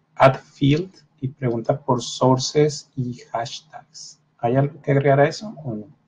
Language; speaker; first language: Spanish; native; Spanish